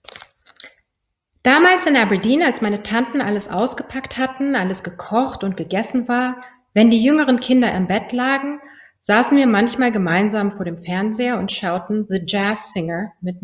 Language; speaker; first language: German; early bilingual, other home language; Persian